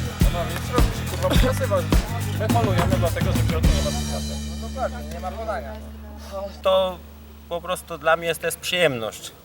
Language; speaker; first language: Polish; non-native, learner; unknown